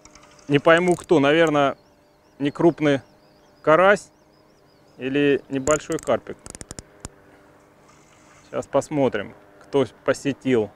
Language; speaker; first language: Russian; native; Russian